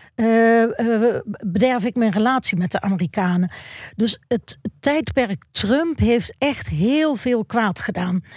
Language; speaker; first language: Dutch; native; Dutch